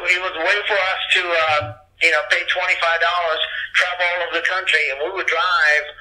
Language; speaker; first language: English; early bilingual, other home language; Japanese